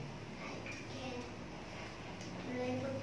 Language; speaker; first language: English; non-native, learner; Vietnamese